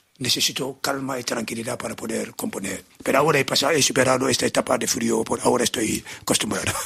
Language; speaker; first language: Spanish; non-native, fluent; Wolof